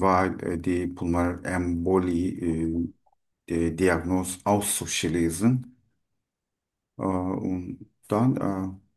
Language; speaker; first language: German; non-native, learner; Turkish